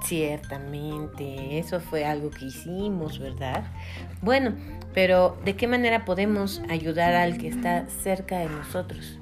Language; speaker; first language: Spanish; native; Spanish